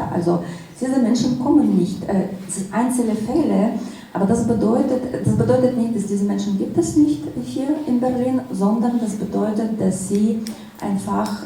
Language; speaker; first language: German; non-native, fluent; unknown